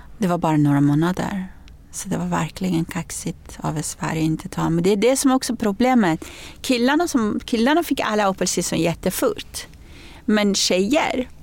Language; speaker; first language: Swedish; non-native, fluent; Persian